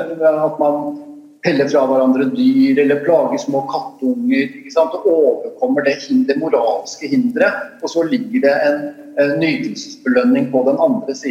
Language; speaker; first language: Norwegian; native; Norwegian